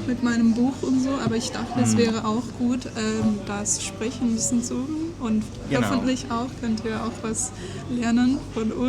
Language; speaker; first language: German; non-native, fluent; English